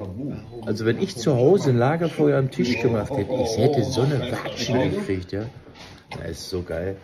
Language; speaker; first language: German; native; German